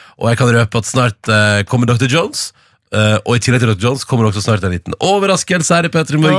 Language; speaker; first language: Norwegian; native; Norwegian